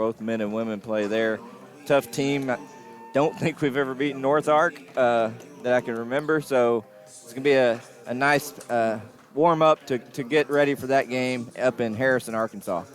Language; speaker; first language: English; native; English